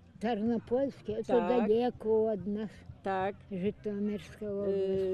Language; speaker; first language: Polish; early bilingual, heritage; Polish